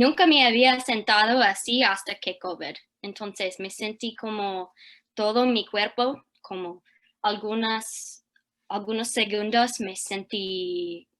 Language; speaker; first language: Spanish; early bilingual, heritage; English